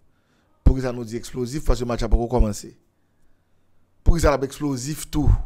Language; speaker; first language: French; non-native, local second language; Haitian Creole